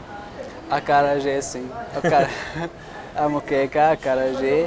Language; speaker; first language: Portuguese; non-native, local second language; Arabic